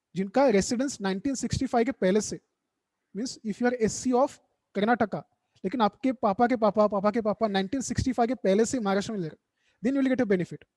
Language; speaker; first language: Hindi; non-native, local second language; Marathi